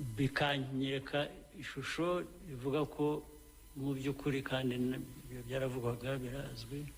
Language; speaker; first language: Kinyarwanda; early bilingual, heritage; Kinyarwanda